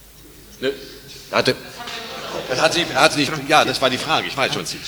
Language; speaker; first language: German; native; German